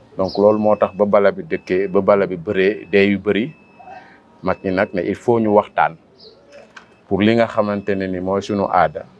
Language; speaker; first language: Wolof; non-native, local second language; Mandingo